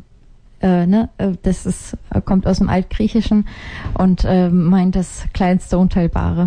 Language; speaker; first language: German; native; German